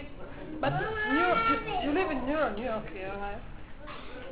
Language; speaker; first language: English; non-native, learner; French